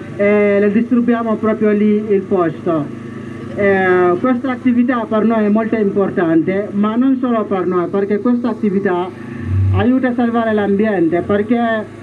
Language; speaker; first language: Italian; non-native, learner; Mandingo